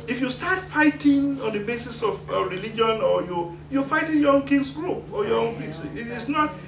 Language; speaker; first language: English; non-native, local second language; Yoruba